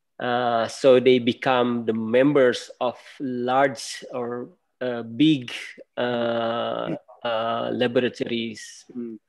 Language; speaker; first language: English; non-native, fluent; Indonesian